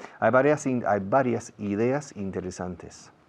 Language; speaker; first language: Spanish; non-native, fluent; English